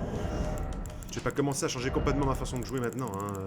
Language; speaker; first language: French; native; French